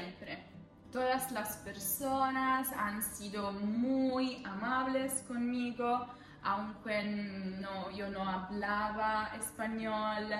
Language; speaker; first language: Spanish; non-native, fluent; Italian